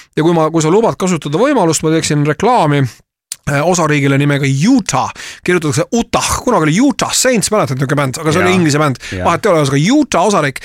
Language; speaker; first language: Estonian; native; Estonian